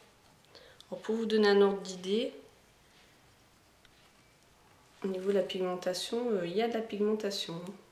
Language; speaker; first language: French; native; French